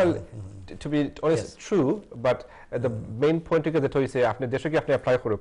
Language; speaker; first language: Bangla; early bilingual, heritage; Sylheti